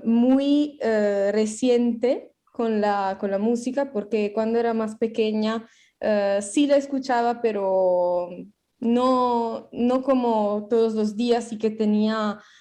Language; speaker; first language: Spanish; non-native, fluent; Italian